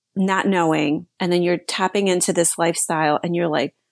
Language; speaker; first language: English; early bilingual, other home language; Slovak